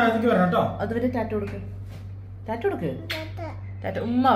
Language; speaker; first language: Malayalam; native; Malayalam